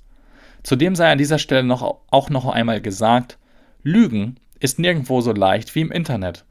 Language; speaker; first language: German; native; German